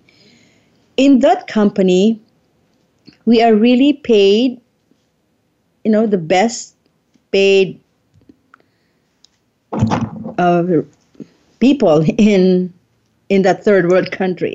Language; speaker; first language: English; non-native, local second language; Filipino